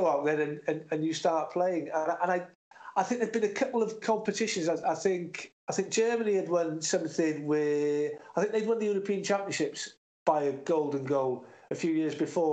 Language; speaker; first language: English; native; English